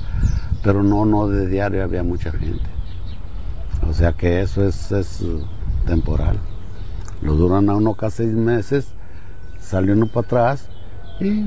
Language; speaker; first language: Spanish; native; Spanish